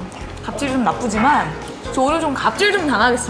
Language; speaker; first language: Korean; native; Korean